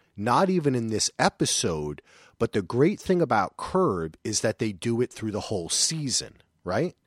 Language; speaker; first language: English; native; English